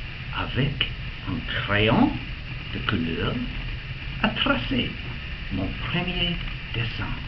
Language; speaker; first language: French; non-native, fluent; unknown